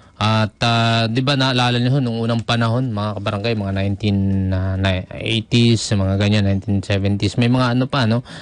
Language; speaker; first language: Filipino; native; Filipino